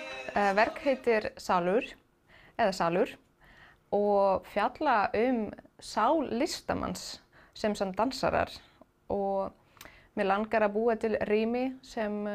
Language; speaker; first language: Icelandic; non-native, learner; Ukrainian